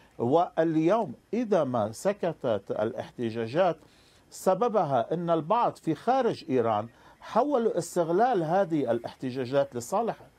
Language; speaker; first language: Arabic; non-native, fluent; Persian